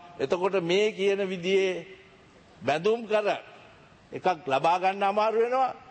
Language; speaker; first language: Sinhala; native; Sinhala